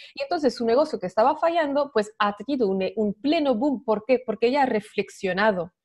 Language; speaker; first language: Spanish; non-native, fluent; French